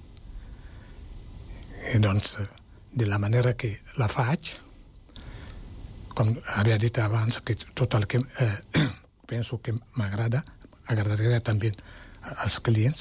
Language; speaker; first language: Catalan; non-native, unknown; Wolof